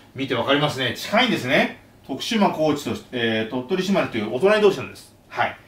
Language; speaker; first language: Japanese; native; Japanese